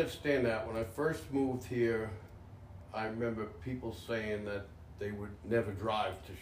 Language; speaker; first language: English; native; English